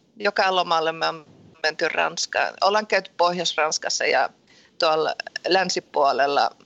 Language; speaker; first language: Finnish; early bilingual, heritage; Finnish